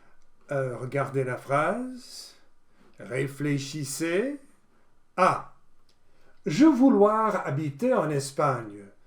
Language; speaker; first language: French; non-native, fluent; English